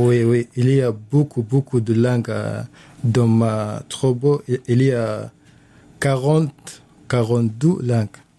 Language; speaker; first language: French; non-native, learner; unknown